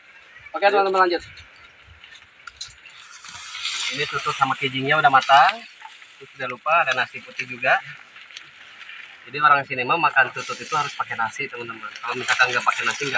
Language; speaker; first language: Indonesian; non-native, local second language; Sundanese